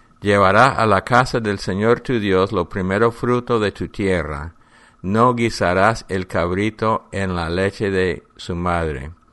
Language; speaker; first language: Spanish; non-native, fluent; English